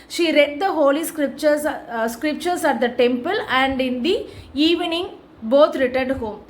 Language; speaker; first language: English; non-native, local second language; Tamil